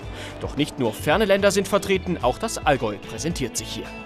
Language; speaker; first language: German; native; German